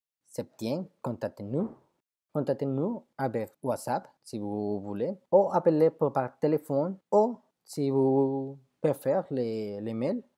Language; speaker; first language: French; non-native, fluent; Spanish